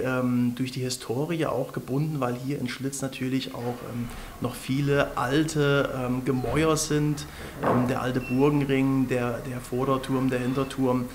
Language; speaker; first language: German; native; German